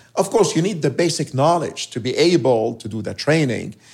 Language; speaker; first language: English; non-native, fluent; Arabic